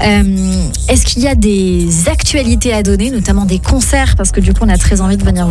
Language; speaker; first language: French; native; French